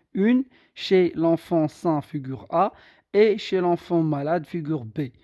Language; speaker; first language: French; non-native, local second language; Arabic